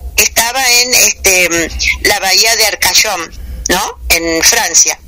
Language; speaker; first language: Spanish; native; Spanish